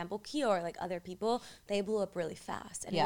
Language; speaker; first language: English; early bilingual, other home language; Spanish